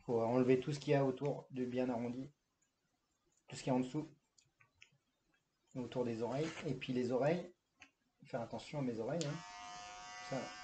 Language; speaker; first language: French; native; French